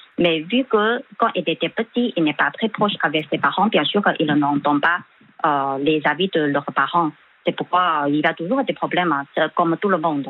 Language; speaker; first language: French; non-native, fluent; Chinese